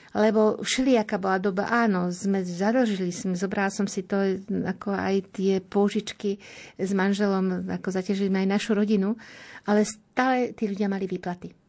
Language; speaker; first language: Slovak; native; Slovak